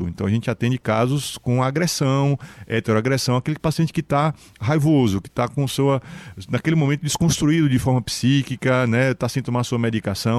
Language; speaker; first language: Portuguese; native; Portuguese